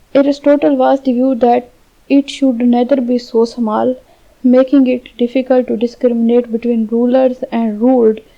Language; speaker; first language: English; non-native, local second language; Urdu